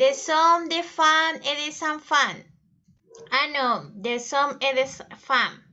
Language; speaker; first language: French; non-native, fluent; Spanish